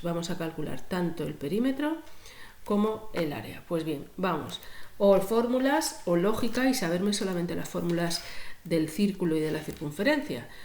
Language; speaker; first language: Spanish; native; Spanish